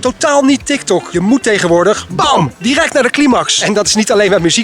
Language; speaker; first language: Dutch; native; Dutch